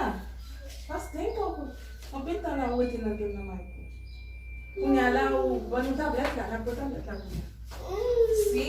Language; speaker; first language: Portuguese; non-native, learner; Haitian Creole